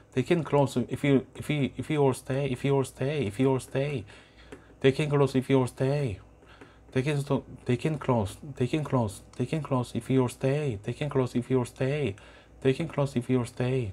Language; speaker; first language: English; non-native, learner; Korean